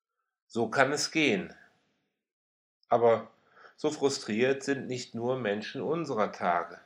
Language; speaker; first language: German; native; German